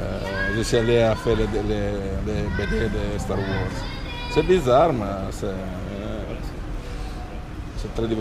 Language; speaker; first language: French; non-native, fluent; Italian